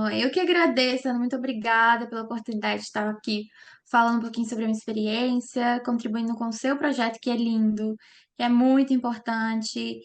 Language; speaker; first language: Portuguese; native; Portuguese